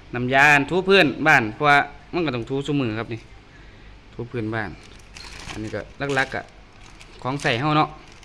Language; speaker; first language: Thai; native; Thai